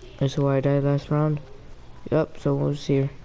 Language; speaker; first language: English; native; English